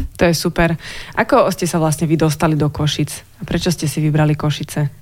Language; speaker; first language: Slovak; native; Slovak